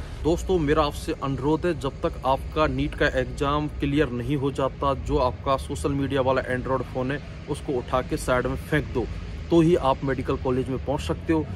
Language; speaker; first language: Hindi; native; Hindi